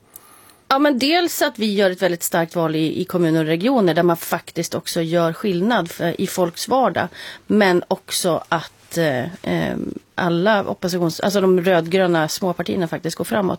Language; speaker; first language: Swedish; native; Swedish